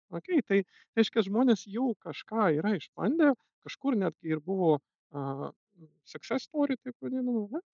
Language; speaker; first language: Lithuanian; non-native, local second language; Russian